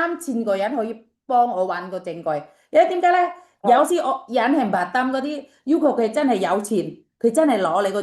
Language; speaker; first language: Chinese; non-native, fluent; Indonesian